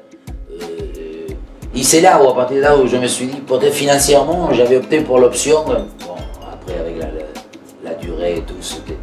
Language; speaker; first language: French; non-native, fluent; Spanish